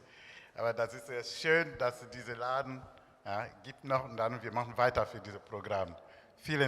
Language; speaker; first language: German; non-native, learner; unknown